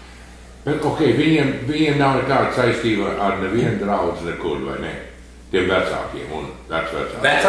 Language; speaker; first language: Latvian; early bilingual, heritage; Latvian